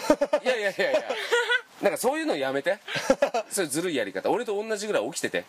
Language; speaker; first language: Japanese; native; Japanese